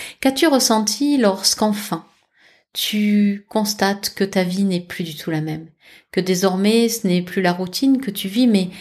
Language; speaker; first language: French; native; French